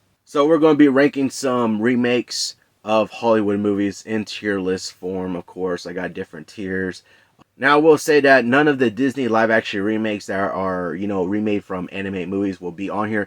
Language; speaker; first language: English; native; English